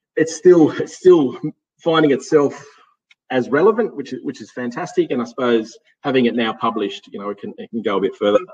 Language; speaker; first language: English; native; English